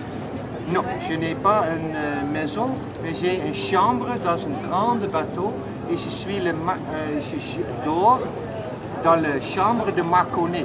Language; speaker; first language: French; non-native, learner; Dutch